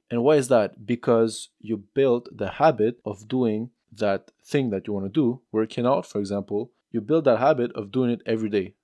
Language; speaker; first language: English; non-native, fluent; French